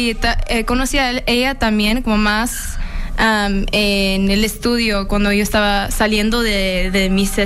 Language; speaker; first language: Spanish; early bilingual, heritage; English